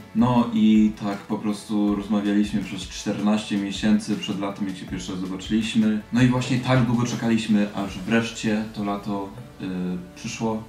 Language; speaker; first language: Polish; early bilingual, heritage; Polish